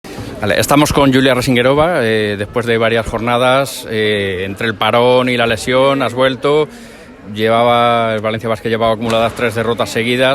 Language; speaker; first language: Spanish; native; Spanish